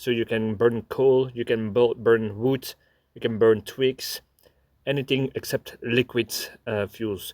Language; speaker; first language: English; non-native, fluent; Dutch